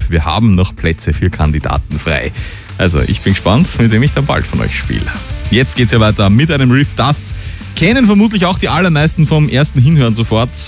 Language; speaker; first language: German; native; German